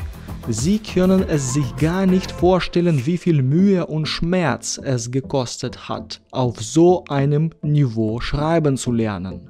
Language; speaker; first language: German; non-native, fluent; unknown